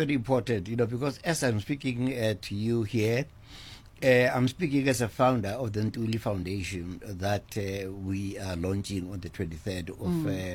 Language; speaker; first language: English; non-native, local second language; Zulu